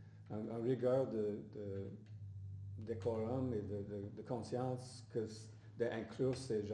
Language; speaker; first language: French; non-native, fluent; English